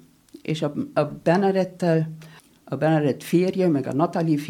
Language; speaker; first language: Hungarian; non-native, learner; German